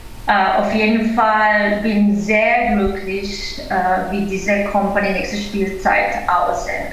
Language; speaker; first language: German; non-native, fluent; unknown